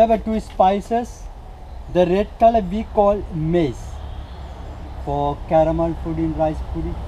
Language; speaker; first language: English; non-native, local second language; Sinhala